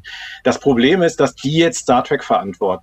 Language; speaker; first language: German; native; German